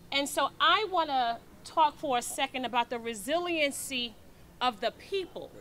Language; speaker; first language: English; native; English